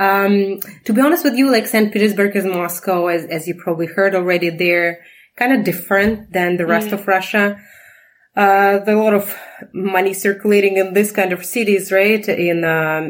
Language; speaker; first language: English; non-native, fluent; Russian